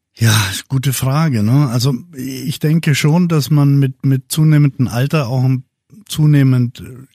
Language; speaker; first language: German; native; German